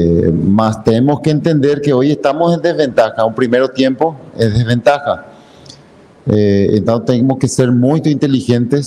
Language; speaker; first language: Portuguese; non-native, fluent; Spanish